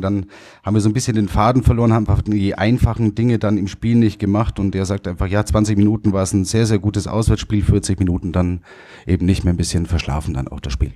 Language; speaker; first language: German; native; German